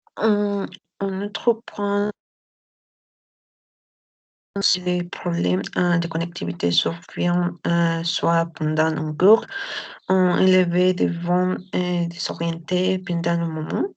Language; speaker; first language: French; non-native, learner; Spanish